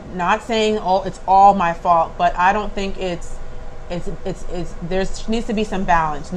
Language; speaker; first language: English; native; English